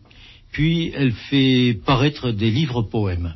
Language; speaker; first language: French; native; French